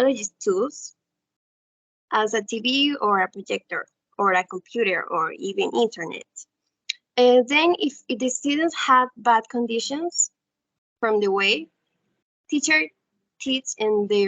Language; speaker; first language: English; non-native, learner; Spanish